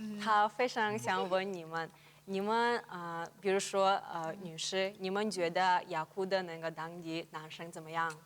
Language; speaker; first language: Chinese; non-native, learner; Yakut